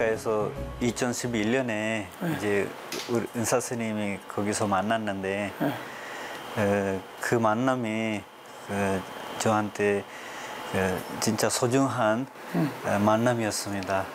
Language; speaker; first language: Korean; non-native, fluent; Sinhala